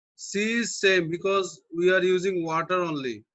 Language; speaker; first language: English; non-native, local second language; Bangla